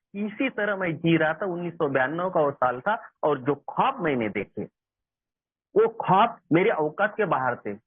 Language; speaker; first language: Hindi; non-native, local second language; Marathi